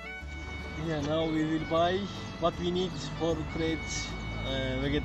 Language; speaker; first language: English; non-native, learner; Turkish